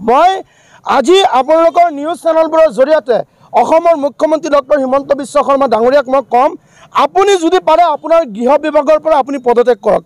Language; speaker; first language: Assamese; non-native, local second language; Bangla